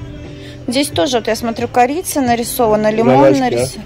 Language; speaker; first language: Russian; native; Russian